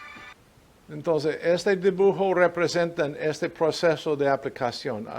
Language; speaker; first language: Spanish; non-native, fluent; English